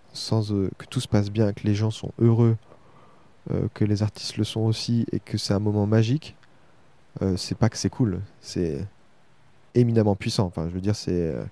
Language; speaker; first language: French; native; French